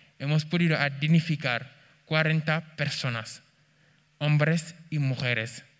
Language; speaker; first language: Spanish; non-native, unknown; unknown